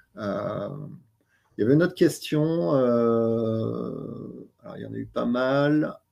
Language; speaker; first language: French; native; French